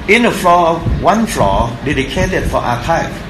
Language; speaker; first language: English; non-native, fluent; Thai